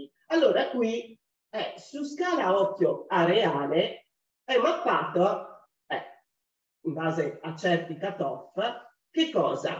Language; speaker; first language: Italian; native; Italian